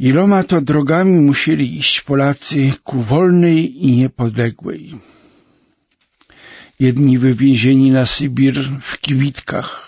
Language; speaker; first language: Polish; native; Polish